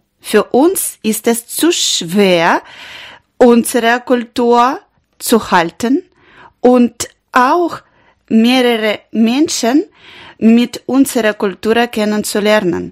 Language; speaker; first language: German; non-native, learner; Ukrainian